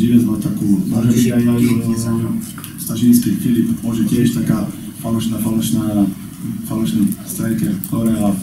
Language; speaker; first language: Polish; non-native, learner; Slovak